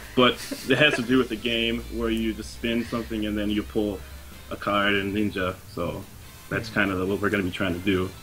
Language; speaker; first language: English; native; English